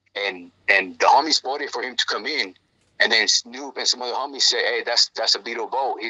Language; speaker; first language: English; native; English